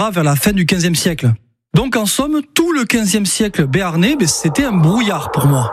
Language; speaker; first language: French; native; French